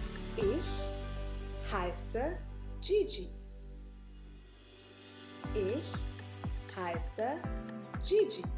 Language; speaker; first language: German; non-native, fluent; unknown